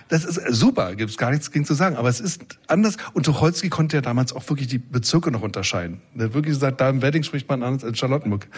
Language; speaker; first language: German; native; German